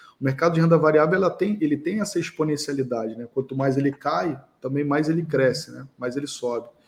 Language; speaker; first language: Portuguese; native; Portuguese